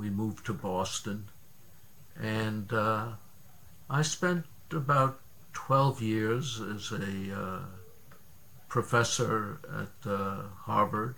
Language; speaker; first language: English; native; English